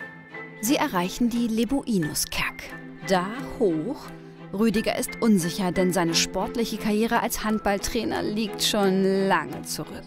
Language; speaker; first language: German; native; German